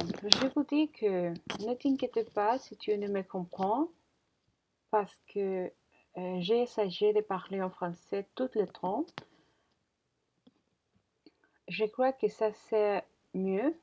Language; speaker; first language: French; non-native, learner; Spanish